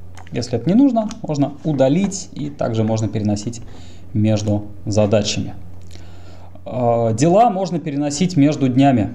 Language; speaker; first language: Russian; native; Russian